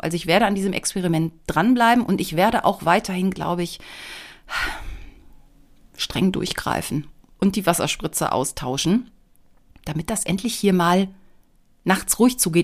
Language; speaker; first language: German; native; German